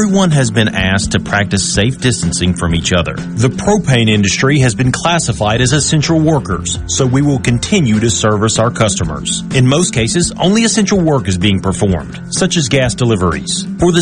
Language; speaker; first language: English; native; English